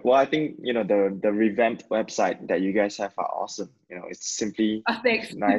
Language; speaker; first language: English; non-native, local second language; Chinese